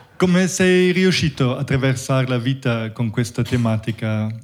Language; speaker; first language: Italian; native; Italian